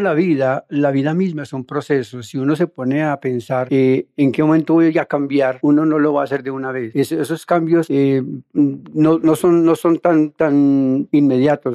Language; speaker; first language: Spanish; native; Spanish